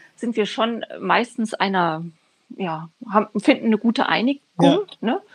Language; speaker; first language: German; native; German